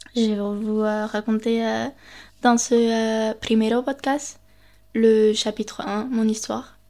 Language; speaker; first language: French; early bilingual, other home language; Spanish